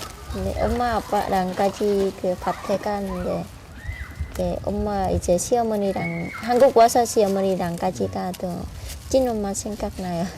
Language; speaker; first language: Korean; non-native, learner; Vietnamese